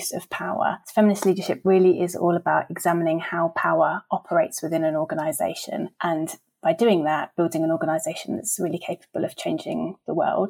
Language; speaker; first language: English; native; English